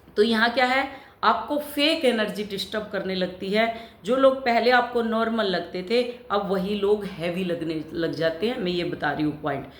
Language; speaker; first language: Hindi; native; Hindi